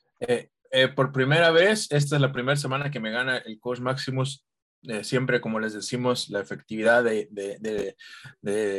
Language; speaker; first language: Spanish; native; Spanish